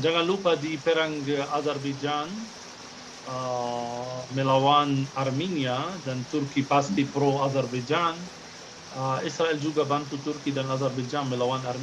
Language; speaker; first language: Indonesian; non-native, fluent; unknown